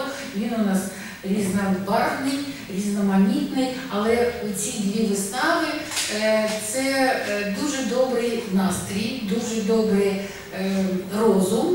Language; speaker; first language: Ukrainian; non-native, local second language; Russian